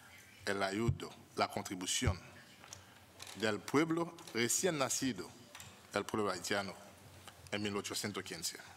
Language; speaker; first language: Spanish; non-native, fluent; Haitian Creole